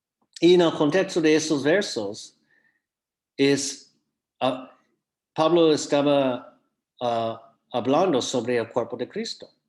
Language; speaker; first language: Spanish; non-native, fluent; English